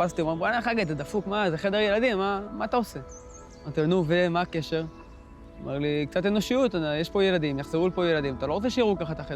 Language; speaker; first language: Hebrew; native; Hebrew